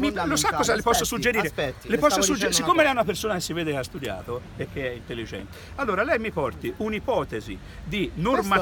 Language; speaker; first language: Italian; native; Italian